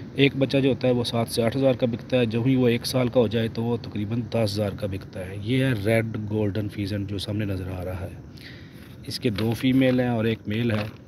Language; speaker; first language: Urdu; non-native, local second language; Punjabi